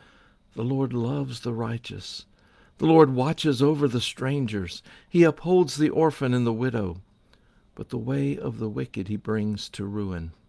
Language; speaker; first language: English; native; English